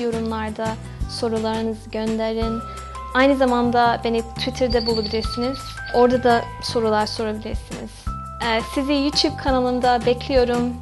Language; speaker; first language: Turkish; non-native, fluent; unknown